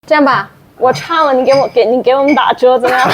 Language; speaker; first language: Chinese; non-native, fluent; Portuguese